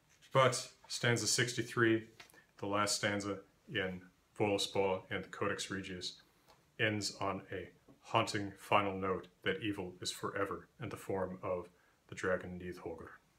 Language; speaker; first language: English; native; English